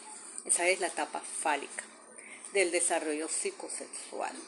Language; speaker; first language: Spanish; native; Spanish